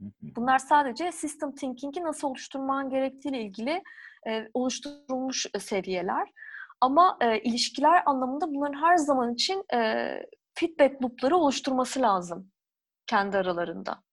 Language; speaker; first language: Turkish; native; Turkish